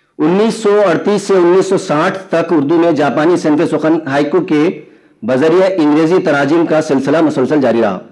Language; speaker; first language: Urdu; native; Urdu